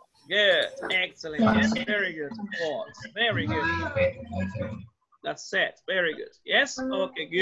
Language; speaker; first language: English; non-native, learner; Spanish